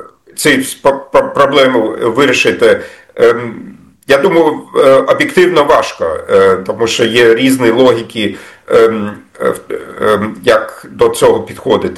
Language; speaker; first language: Ukrainian; non-native, fluent; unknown